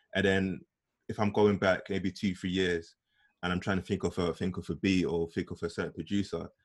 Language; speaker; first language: English; native; English